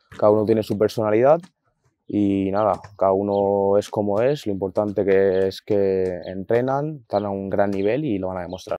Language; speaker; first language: Spanish; early bilingual, other home language; Arabic